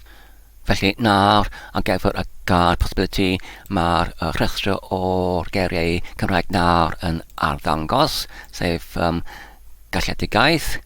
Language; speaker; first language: Welsh; non-native, learner; English